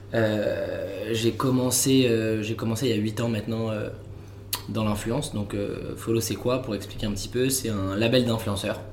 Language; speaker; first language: French; native; French